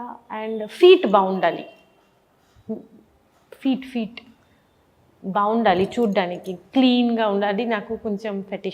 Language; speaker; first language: Telugu; non-native, learner; Bangla